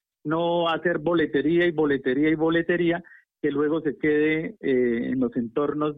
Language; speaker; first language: Spanish; native; Spanish